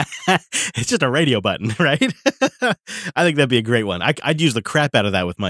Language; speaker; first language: English; native; English